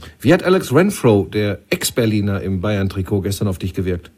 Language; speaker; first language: German; native; German